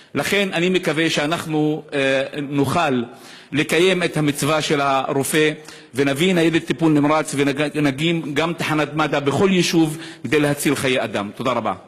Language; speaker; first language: Hebrew; non-native, local second language; Arabic